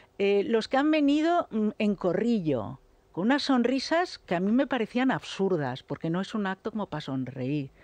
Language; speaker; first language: Spanish; native; Spanish